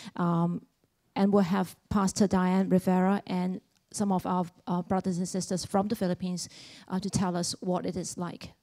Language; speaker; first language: English; non-native, local second language; Cantonese